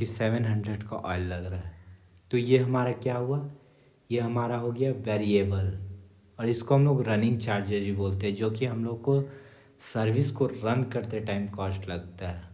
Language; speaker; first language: Hindi; native; Hindi